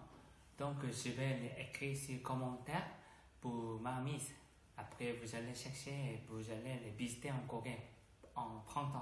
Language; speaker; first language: French; non-native, learner; Korean